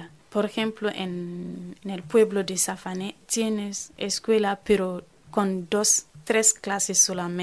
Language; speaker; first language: Spanish; non-native, fluent; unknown